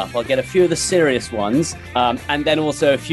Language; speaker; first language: English; native; English